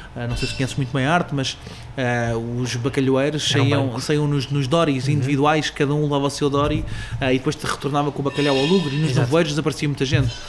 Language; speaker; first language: Portuguese; native; Portuguese